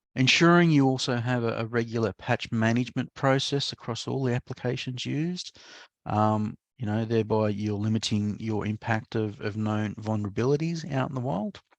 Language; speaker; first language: English; native; English